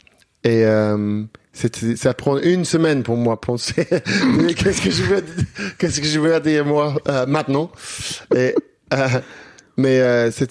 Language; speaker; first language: French; non-native, learner; English